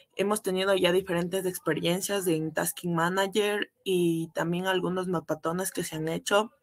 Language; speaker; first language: Spanish; native; Spanish